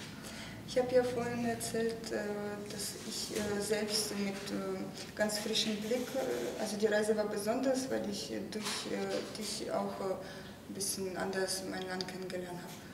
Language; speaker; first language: German; non-native, fluent; Russian